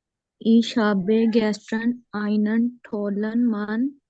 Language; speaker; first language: German; non-native, learner; Urdu